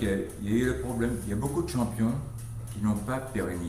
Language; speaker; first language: French; native; French